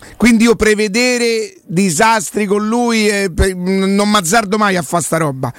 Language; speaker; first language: Italian; native; Italian